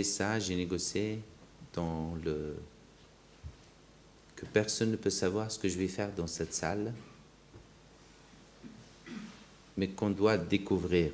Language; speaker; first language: French; non-native, local second language; Arabic